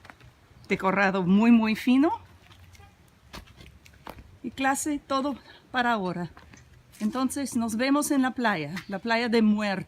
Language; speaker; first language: Spanish; non-native, learner; English